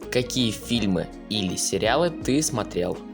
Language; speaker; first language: Russian; native; Russian